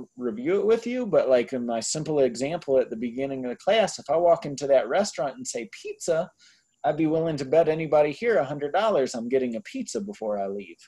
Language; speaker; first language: English; native; English